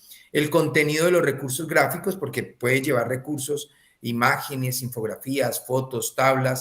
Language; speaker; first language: Spanish; native; Spanish